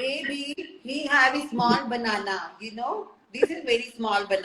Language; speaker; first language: English; non-native, learner; Hindi